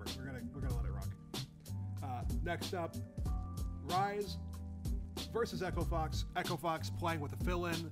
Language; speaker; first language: English; native; English